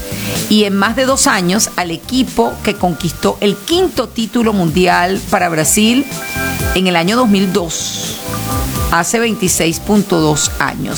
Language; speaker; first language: Spanish; native; Spanish